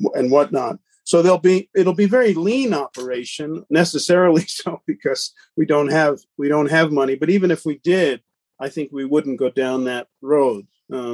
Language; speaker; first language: English; native; English